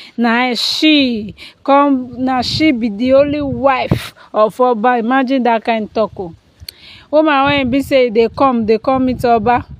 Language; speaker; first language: Nigerian Pidgin; non-native, local second language; Yoruba